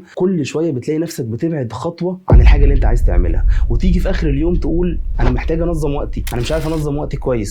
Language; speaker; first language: Arabic; native; Arabic